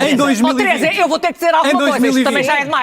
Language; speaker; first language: Portuguese; native; Portuguese